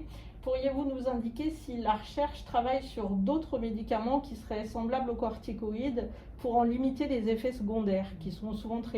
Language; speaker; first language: French; native; French